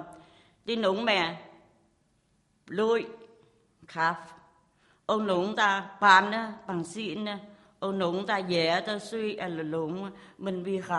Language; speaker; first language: Danish; non-native, learner; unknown